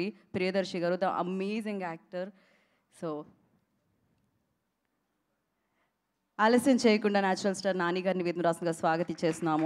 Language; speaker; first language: Telugu; native; Telugu